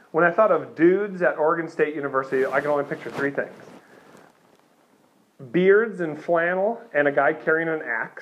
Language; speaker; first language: English; native; English